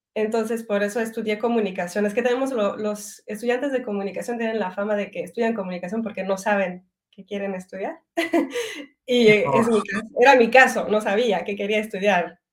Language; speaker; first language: Spanish; non-native, fluent; French